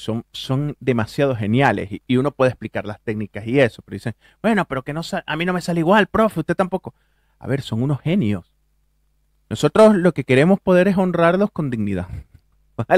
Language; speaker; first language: Spanish; native; Spanish